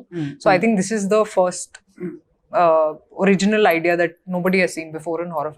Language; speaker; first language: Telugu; non-native, fluent; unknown